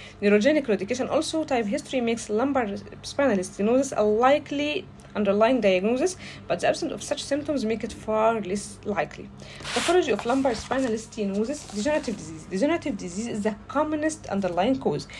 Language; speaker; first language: English; non-native, fluent; Arabic